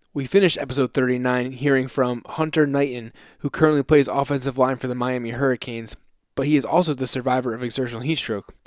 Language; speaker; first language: English; native; English